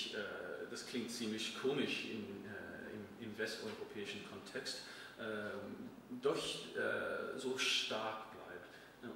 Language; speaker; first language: German; non-native, fluent; English